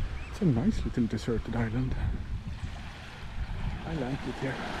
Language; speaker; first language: English; non-native, fluent; Swedish